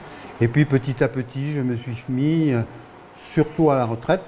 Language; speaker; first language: French; native; French